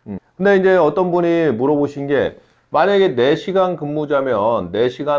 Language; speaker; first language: Korean; native; Korean